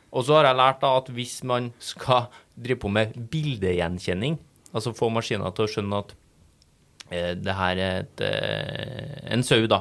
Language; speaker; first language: Norwegian; native; Norwegian